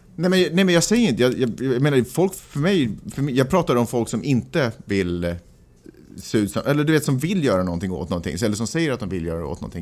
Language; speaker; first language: Swedish; native; Swedish